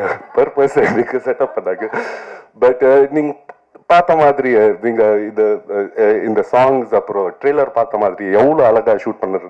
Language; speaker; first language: Tamil; non-native, local second language; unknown